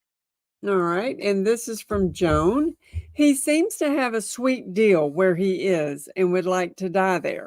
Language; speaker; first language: English; native; English